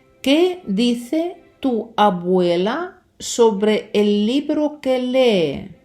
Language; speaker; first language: Spanish; non-native, fluent; Ukrainian